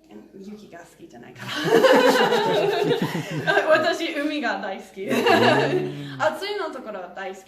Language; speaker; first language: Japanese; non-native, learner; English